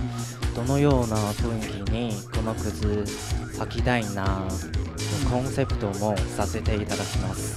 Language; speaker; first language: Japanese; non-native, fluent; Chinese